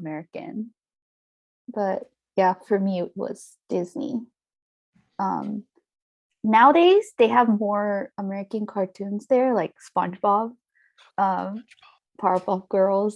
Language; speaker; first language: English; non-native, fluent; Japanese